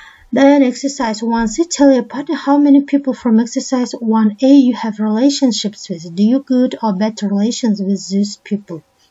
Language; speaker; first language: English; non-native, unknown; Kyrgyz